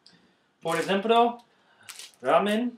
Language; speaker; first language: Spanish; non-native, learner; English